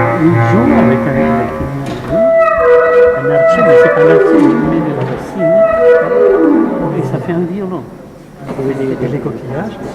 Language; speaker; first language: French; non-native, fluent; Spanish